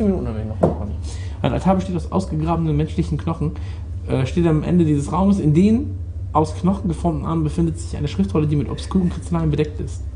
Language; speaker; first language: German; native; German